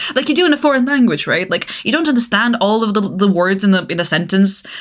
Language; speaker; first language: English; non-native, fluent; Bulgarian